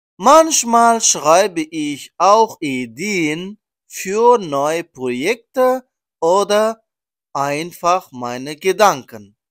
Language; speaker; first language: German; non-native, learner; Persian